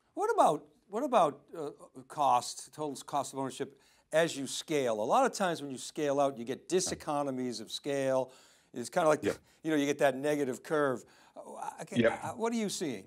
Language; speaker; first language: English; native; English